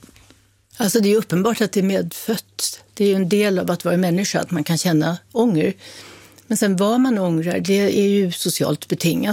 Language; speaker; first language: Swedish; native; Swedish